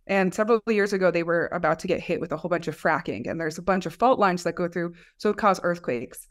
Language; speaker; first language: English; native; English